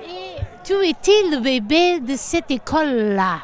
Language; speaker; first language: French; early bilingual, heritage; Portuguese